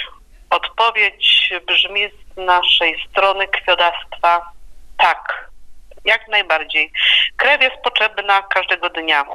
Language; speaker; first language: Polish; native; Polish